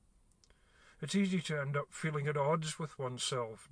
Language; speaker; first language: English; native; English